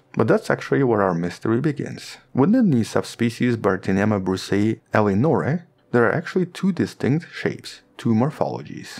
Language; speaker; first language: English; non-native, fluent; Russian